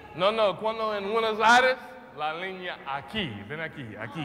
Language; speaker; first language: Spanish; non-native, learner; English